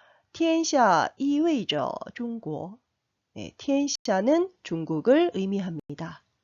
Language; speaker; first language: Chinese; non-native, fluent; Korean